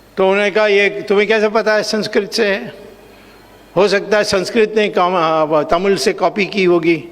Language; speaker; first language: Hindi; non-native, local second language; Tamil